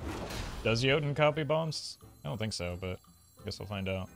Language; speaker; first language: English; native; English